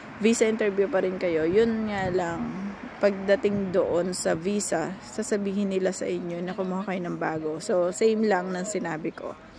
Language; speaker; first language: Filipino; native; Filipino